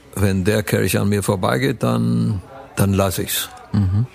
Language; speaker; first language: German; early bilingual, other home language; Romanian